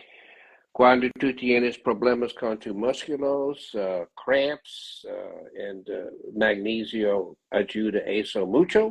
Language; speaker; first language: Spanish; non-native, learner; English